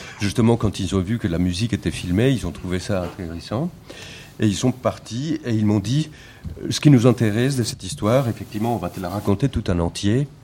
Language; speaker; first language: French; non-native, fluent; Spanish